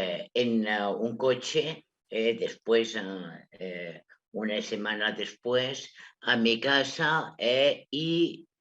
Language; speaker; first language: Spanish; non-native, local second language; Catalan